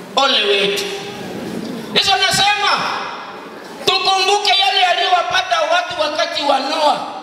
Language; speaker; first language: Swahili; non-native, local second language; Nande